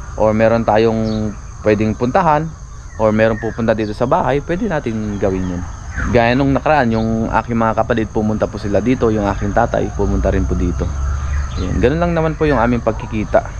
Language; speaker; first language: Filipino; non-native, local second language; Iloko